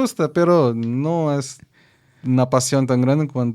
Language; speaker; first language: Spanish; non-native, fluent; Portuguese